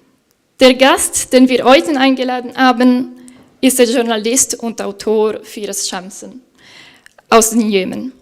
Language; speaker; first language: German; non-native, fluent; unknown